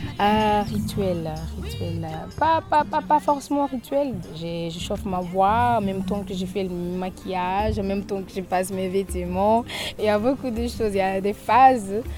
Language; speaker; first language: French; non-native, learner; Portuguese